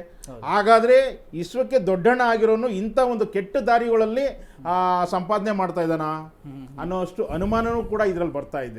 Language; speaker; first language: Kannada; native; Kannada